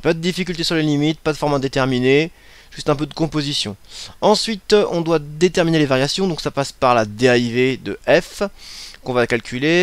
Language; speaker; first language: French; native; French